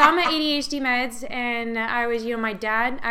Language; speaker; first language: English; native; English